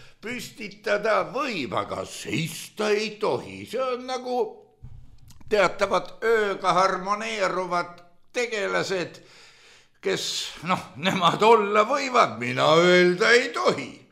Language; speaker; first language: Estonian; native; Estonian